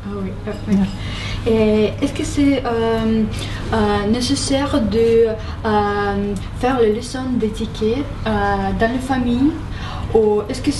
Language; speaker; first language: French; non-native, learner; Russian